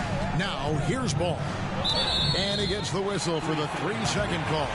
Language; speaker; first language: English; native; English